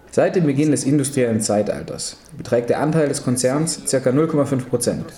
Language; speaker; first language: German; non-native, fluent; Spanish